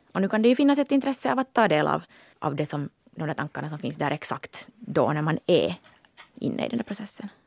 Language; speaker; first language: Swedish; native; Swedish